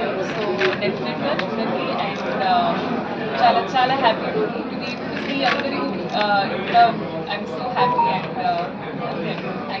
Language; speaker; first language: Telugu; non-native, learner; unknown